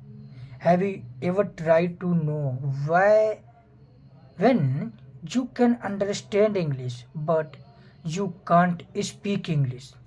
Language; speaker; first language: English; non-native, fluent; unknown